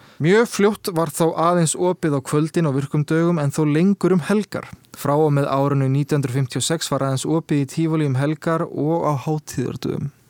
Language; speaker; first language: Icelandic; early bilingual, heritage; Icelandic